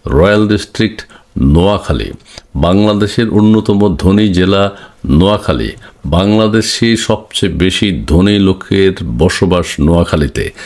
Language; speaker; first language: Bangla; native; Bangla